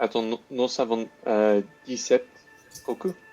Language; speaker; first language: French; non-native, learner; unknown